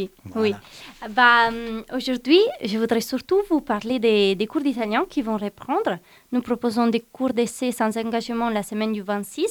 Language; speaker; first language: French; non-native, fluent; Italian